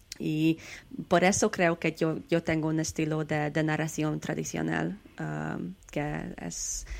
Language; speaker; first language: Spanish; non-native, learner; Hungarian